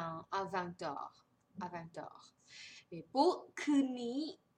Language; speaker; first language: French; non-native, fluent; Thai